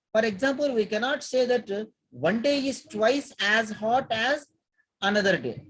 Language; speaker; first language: English; non-native, local second language; Telugu